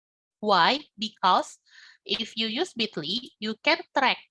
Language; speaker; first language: English; non-native, learner; Indonesian